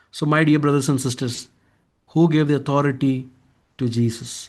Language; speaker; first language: Hindi; non-native, local second language; Malayalam